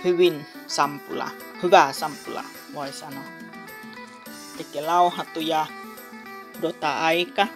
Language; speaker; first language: Finnish; non-native, learner; Northeastern Thai